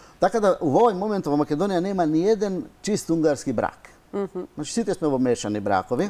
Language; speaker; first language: Macedonian; non-native, fluent; Hungarian